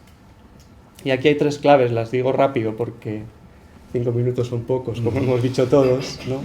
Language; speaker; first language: Spanish; native; Spanish